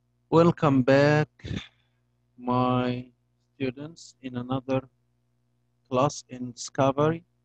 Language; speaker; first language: English; non-native, fluent; Arabic